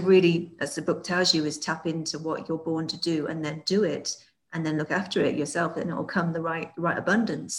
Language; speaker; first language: English; native; English